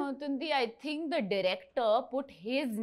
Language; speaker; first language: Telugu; non-native, learner; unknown